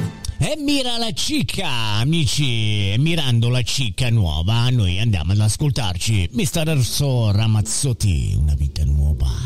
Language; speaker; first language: Italian; native; Italian